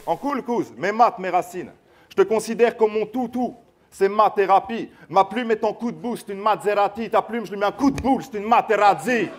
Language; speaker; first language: French; native; French